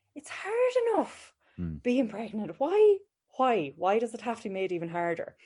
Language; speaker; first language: English; native; English